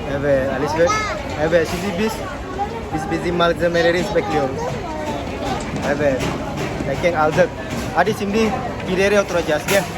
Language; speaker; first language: Turkish; non-native, fluent; Indonesian